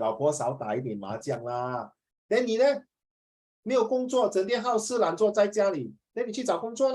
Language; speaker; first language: Chinese; native; Chinese